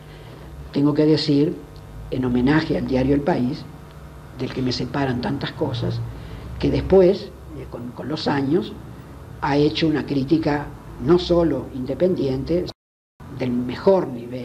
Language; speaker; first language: Spanish; native; Spanish